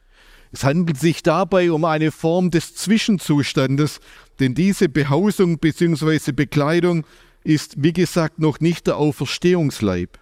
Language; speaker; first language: German; native; German